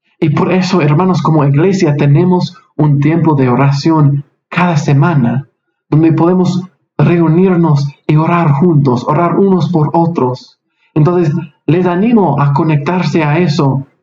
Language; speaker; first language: Spanish; non-native, fluent; English